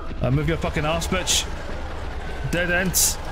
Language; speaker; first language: English; native; English